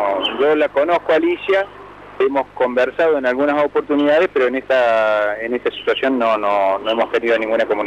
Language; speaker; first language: Spanish; native; Spanish